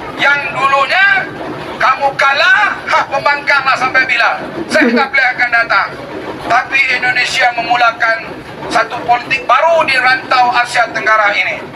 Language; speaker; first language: Malay; native; Malay